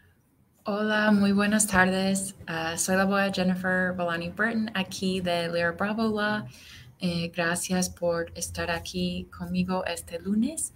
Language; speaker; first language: Spanish; non-native, fluent; English